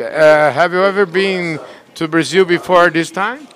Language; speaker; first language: English; non-native, learner; Portuguese